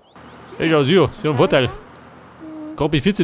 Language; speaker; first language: German; native; German